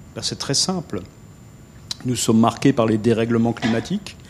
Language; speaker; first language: French; native; French